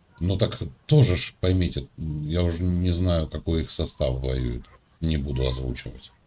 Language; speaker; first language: Russian; native; Russian